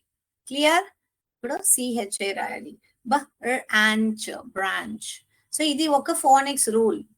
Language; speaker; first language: Telugu; non-native, learner; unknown